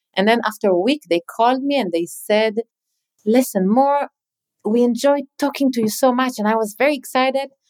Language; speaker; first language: English; non-native, fluent; Hebrew